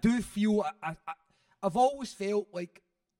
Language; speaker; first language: English; native; English